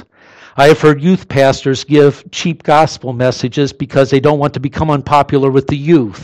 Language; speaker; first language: English; native; English